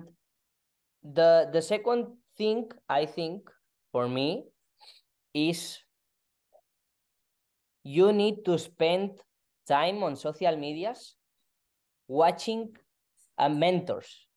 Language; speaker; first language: English; non-native, learner; Spanish